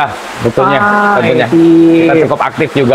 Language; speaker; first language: Indonesian; native; Indonesian